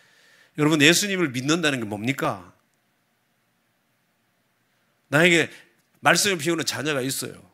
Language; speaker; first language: Korean; native; Korean